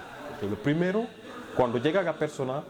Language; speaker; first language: Spanish; non-native, learner; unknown